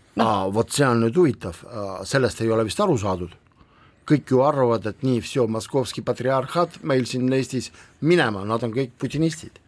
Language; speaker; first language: Estonian; non-native, local second language; Russian